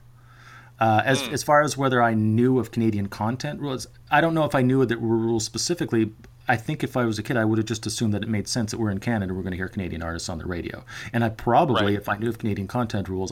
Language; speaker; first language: English; native; English